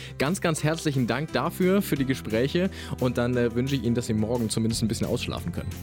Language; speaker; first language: German; native; German